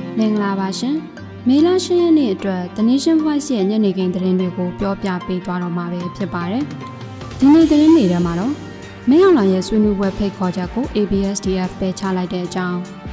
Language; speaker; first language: Burmese; native; Burmese